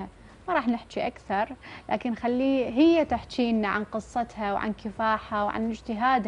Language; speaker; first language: Arabic; native; Arabic